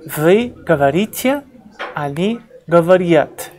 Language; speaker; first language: Russian; non-native, learner; English